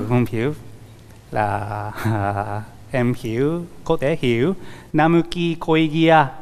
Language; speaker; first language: Vietnamese; non-native, learner; Japanese